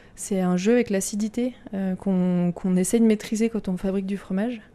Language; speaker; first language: French; native; French